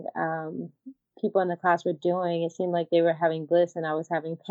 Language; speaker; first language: English; native; English